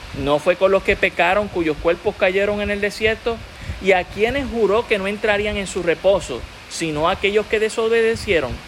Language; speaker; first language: Spanish; native; Spanish